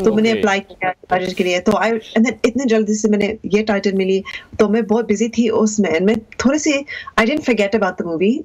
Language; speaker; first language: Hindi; early bilingual, heritage; Hindi